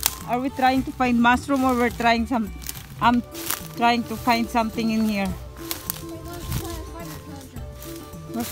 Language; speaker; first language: English; non-native, local second language; Filipino